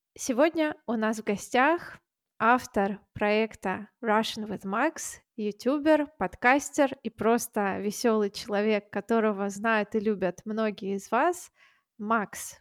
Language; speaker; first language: Russian; native; Russian